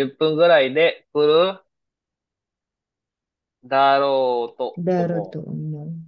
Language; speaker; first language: Japanese; non-native, fluent; Filipino